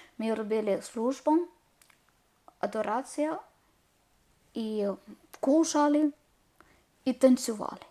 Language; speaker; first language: Ukrainian; non-native, learner; Malayalam